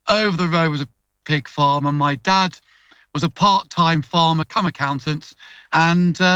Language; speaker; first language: English; native; English